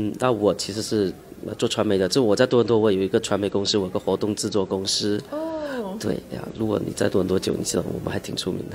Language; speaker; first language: Chinese; non-native, local second language; Cantonese